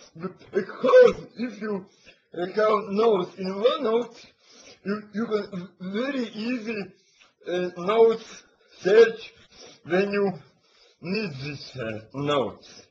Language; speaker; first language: English; non-native, learner; Latvian